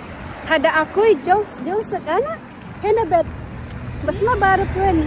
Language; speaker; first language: Arabic; non-native, learner; Filipino